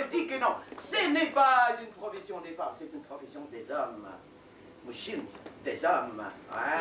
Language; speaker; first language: French; non-native, fluent; Russian